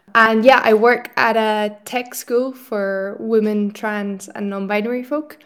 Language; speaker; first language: English; native; English